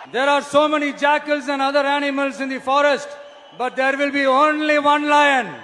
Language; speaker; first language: English; non-native, local second language; Tamil